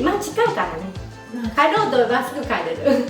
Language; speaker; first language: Japanese; non-native, fluent; Chinese